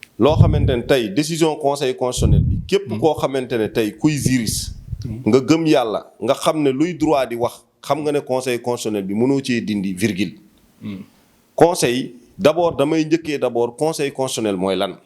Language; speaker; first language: Wolof; non-native, local second language; Fula